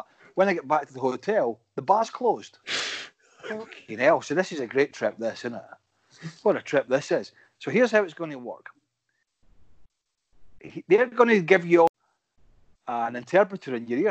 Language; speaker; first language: English; native; English